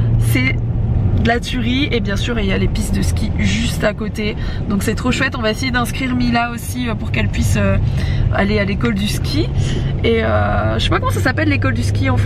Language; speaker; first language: French; native; French